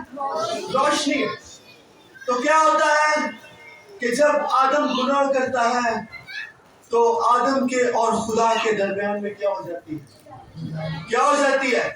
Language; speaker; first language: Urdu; non-native, local second language; Punjabi